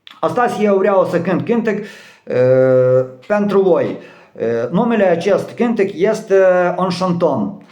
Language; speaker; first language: Romanian; non-native, learner; Ukrainian